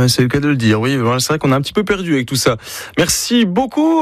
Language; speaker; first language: French; native; French